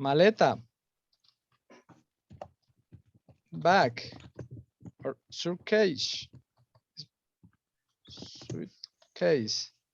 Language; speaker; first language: English; non-native, fluent; Spanish